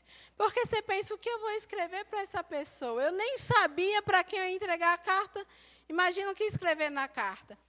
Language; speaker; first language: Portuguese; native; Portuguese